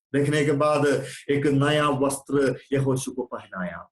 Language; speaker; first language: Hindi; non-native, local second language; Malayalam